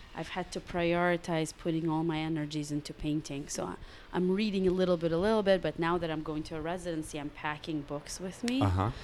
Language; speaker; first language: English; early bilingual, other home language; Russian